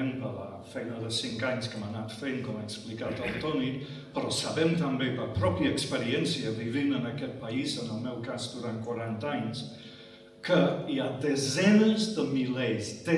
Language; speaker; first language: Catalan; non-native, fluent; English